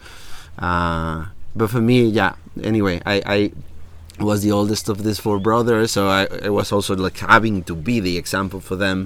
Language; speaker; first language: English; non-native, fluent; Spanish